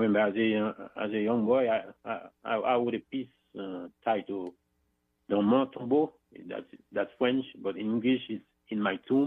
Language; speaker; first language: English; non-native, fluent; Haitian Creole